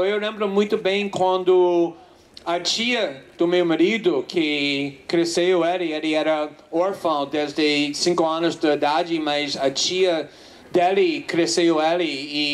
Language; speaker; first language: Portuguese; non-native, fluent; English